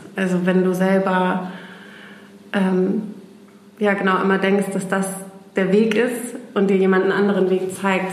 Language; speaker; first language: German; native; German